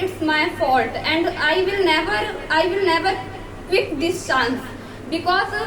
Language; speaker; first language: English; non-native, learner; Hindi